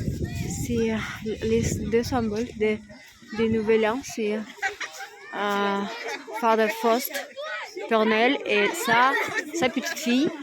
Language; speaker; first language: French; non-native, fluent; Russian